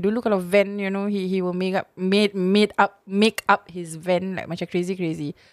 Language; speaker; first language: English; non-native, local second language; Malay